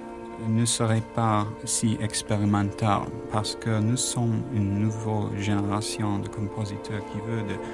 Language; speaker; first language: French; non-native, learner; English